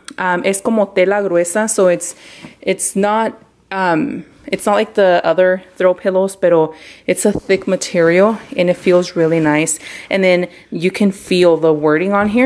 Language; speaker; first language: English; early bilingual, other home language; Spanish